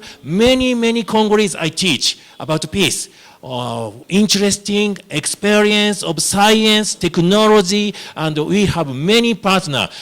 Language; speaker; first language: English; non-native, learner; Japanese